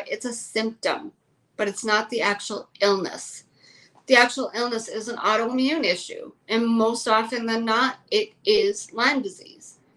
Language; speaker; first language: English; native; English